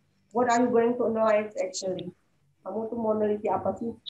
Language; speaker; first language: English; non-native, fluent; Indonesian